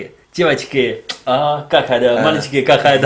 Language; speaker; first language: Russian; non-native, learner; Chinese